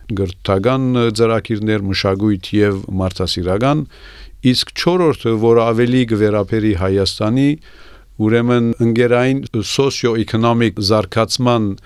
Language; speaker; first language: Armenian; early bilingual, heritage; Armenian